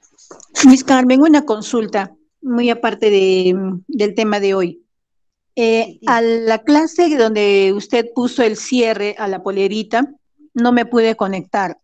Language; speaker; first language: Spanish; native; Spanish